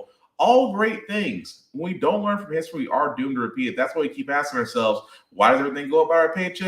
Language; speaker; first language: English; native; English